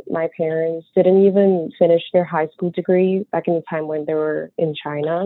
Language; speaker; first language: English; early bilingual, other home language; Chinese